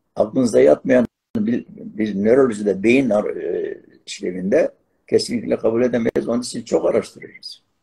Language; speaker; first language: Turkish; non-native, local second language; Arabic